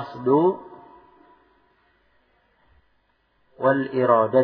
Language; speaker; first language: Arabic; non-native, fluent; Indonesian